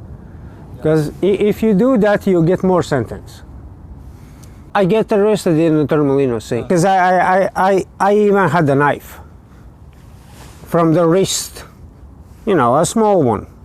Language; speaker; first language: English; non-native, learner; Latvian